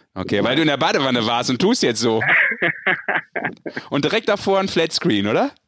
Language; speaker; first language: German; native; German